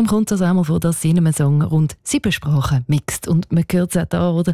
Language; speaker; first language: German; native; German